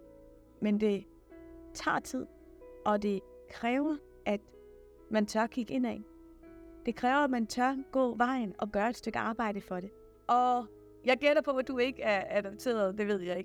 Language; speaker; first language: Danish; native; Danish